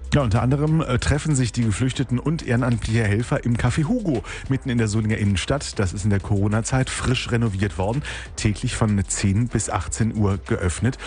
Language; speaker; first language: German; native; German